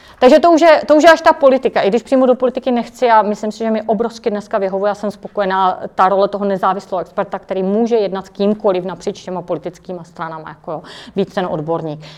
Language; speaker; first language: Czech; native; Czech